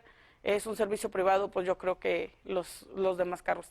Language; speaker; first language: Spanish; native; Spanish